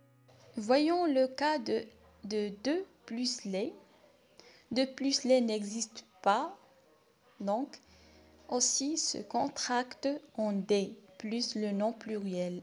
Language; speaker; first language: French; non-native, local second language; Arabic